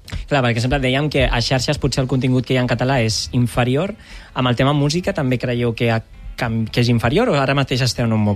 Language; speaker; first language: Catalan; native; Catalan